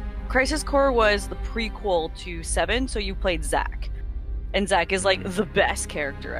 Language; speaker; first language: English; native; English